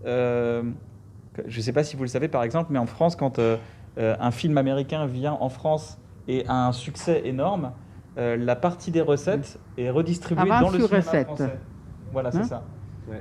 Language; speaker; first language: French; native; French